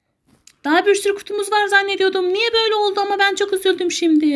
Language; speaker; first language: Turkish; native; Turkish